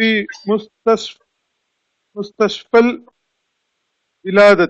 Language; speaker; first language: Arabic; non-native, learner; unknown